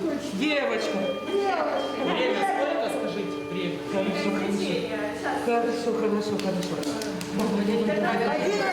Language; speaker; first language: Russian; native; Russian